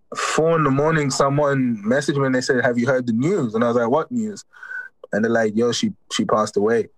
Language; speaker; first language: English; native; English